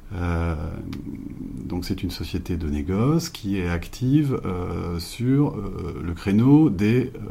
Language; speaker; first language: French; native; French